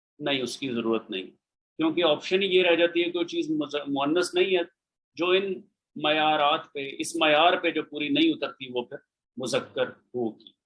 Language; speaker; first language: Urdu; native; Urdu